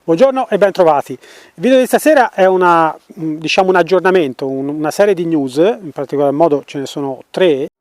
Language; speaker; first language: Italian; native; Italian